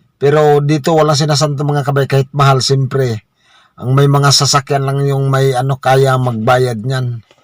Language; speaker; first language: Filipino; non-native, local second language; Cebuano